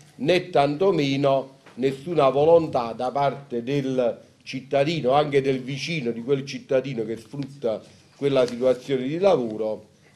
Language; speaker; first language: Italian; native; Italian